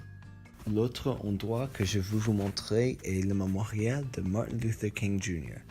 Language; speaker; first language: French; non-native, learner; English